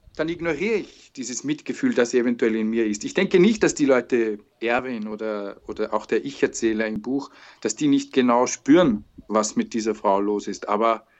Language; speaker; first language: German; native; German